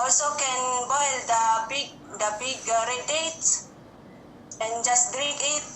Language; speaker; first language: English; non-native, learner; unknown